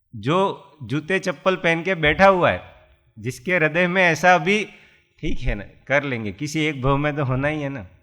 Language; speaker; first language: Hindi; non-native, local second language; Gujarati